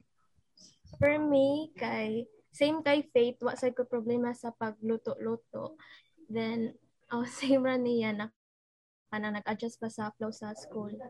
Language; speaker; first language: English; non-native, local second language; Cebuano